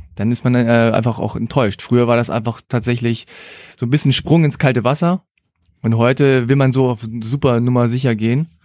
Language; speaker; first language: German; early bilingual, other home language; Korean